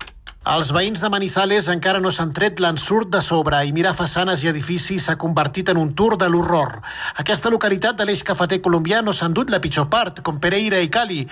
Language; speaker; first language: Catalan; native; Catalan